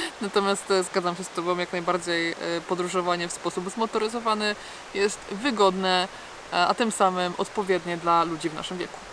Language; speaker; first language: Polish; native; Polish